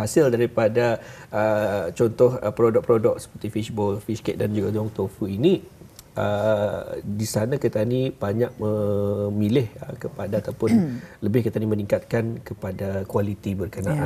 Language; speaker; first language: Malay; native; Malay